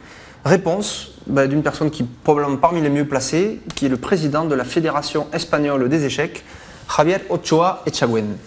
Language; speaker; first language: French; native; French